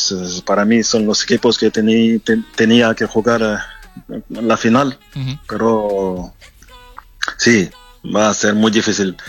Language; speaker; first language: Spanish; non-native, fluent; French